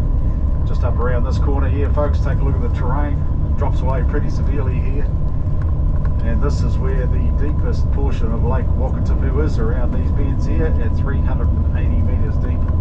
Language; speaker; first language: English; native; English